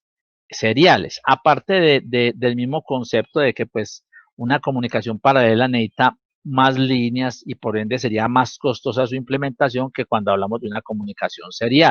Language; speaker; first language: Spanish; native; Spanish